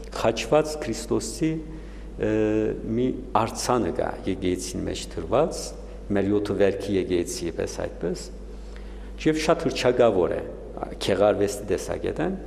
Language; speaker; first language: Armenian; native; Armenian